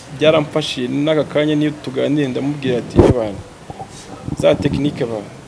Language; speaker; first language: Kinyarwanda; native; Kinyarwanda